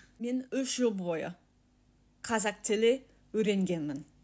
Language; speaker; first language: Kazakh; non-native, learner; English